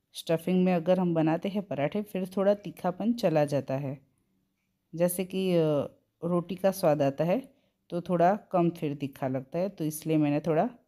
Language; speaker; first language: Hindi; non-native, local second language; Gujarati